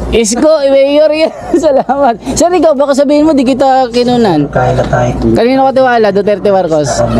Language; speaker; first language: Filipino; native; Filipino